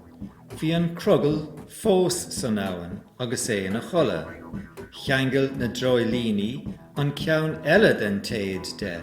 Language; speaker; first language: Irish; native; Irish